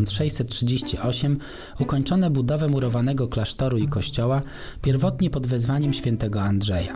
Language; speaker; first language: Polish; native; Polish